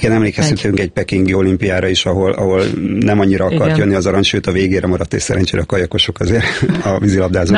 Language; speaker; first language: Hungarian; native; Hungarian